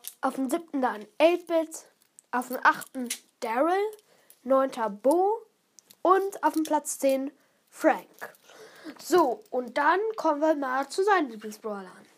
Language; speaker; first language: German; native; German